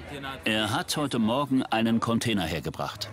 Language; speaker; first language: German; native; German